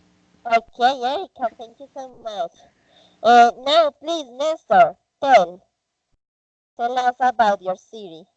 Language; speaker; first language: English; non-native, fluent; Spanish